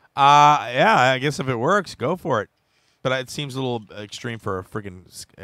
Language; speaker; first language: English; native; English